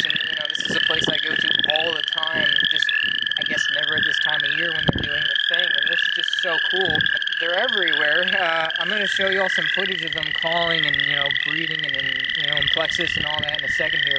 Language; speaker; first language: English; native; English